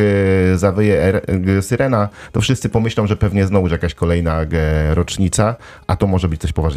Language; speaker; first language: Polish; native; Polish